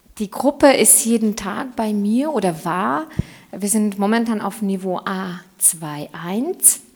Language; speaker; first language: German; non-native, fluent; Hungarian